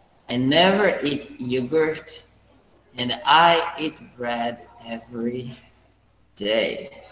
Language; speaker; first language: English; non-native, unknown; Portuguese